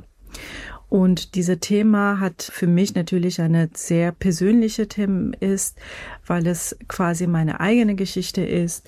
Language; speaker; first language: German; non-native, fluent; Persian